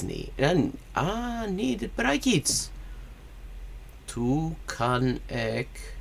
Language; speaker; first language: Dutch; non-native, learner; English